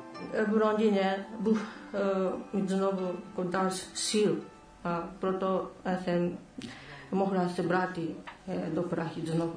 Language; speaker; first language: Czech; non-native, learner; Japanese